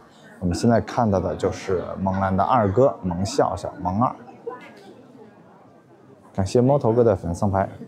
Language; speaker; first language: Chinese; native; Chinese